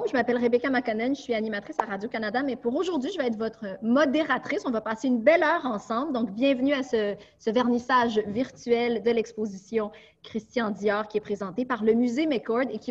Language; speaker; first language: French; native; French